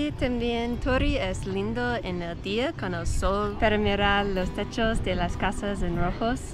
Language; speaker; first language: Spanish; non-native, learner; English